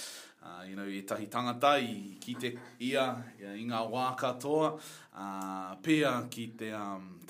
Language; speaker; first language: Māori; non-native, local second language; English